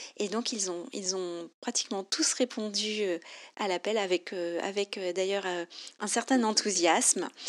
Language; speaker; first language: French; native; French